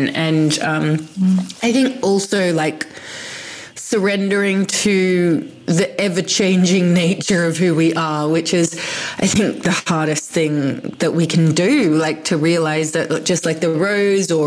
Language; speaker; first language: English; native; English